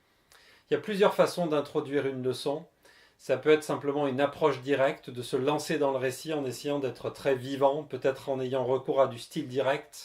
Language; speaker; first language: French; native; French